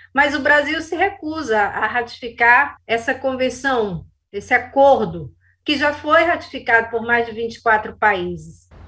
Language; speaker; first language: Portuguese; native; Portuguese